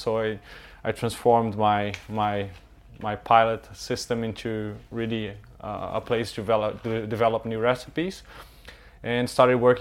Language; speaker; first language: English; non-native, fluent; Portuguese